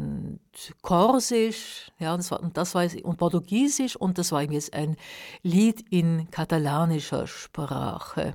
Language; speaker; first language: German; native; German